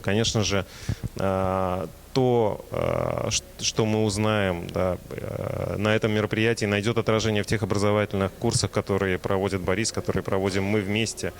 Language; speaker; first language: Russian; native; Russian